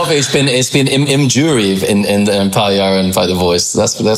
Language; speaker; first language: German; non-native, learner; English